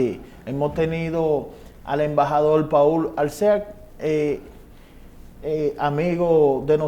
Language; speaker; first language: Spanish; native; Spanish